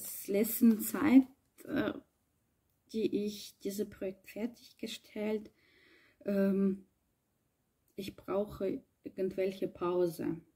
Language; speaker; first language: German; non-native, learner; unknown